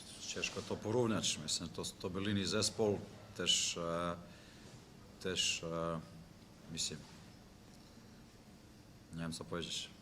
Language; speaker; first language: Polish; non-native, learner; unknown